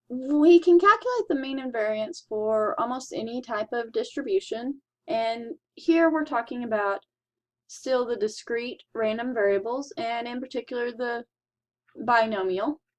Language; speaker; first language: English; native; English